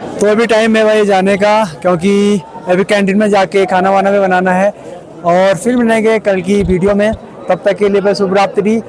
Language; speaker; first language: Hindi; native; Hindi